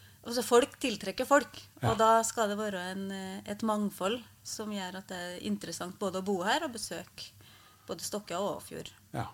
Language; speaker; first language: Norwegian; native; Norwegian